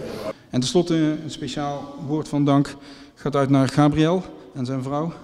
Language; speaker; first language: Dutch; native; Dutch